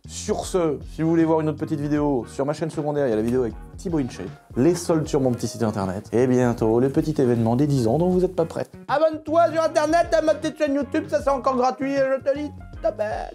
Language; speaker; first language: French; native; French